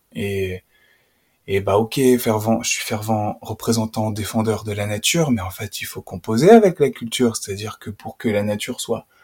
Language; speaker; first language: French; native; French